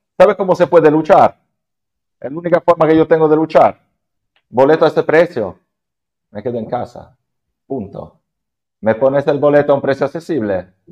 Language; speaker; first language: Spanish; non-native, fluent; Italian